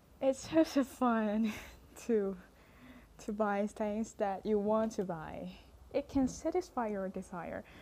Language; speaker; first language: English; non-native, learner; Chinese